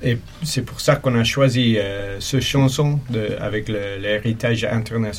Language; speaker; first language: French; non-native, fluent; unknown